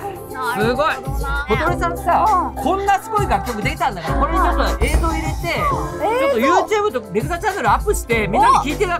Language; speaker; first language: Japanese; native; Japanese